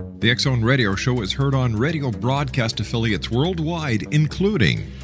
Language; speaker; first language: English; native; English